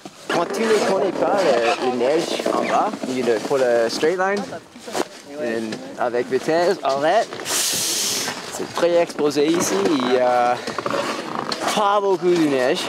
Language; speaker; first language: French; non-native, learner; English